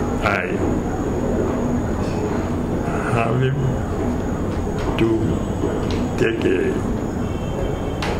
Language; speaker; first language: English; non-native, fluent; Haitian Creole